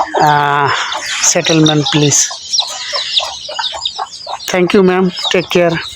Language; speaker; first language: English; non-native, learner; Bangla